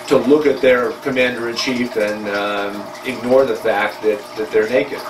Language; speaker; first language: English; native; English